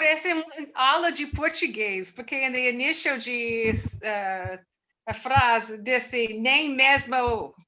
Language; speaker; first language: Portuguese; non-native, learner; English